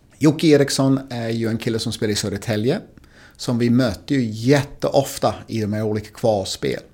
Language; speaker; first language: Swedish; non-native, fluent; English